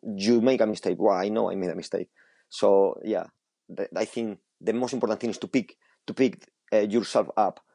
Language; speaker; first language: English; non-native, fluent; Spanish